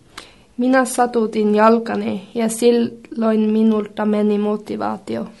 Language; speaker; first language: Finnish; non-native, learner; Norwegian